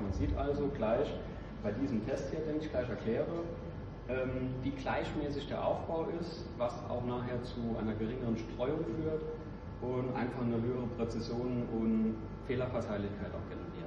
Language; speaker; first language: German; native; German